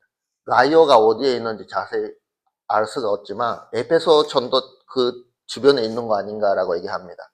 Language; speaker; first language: Korean; early bilingual, heritage; Korean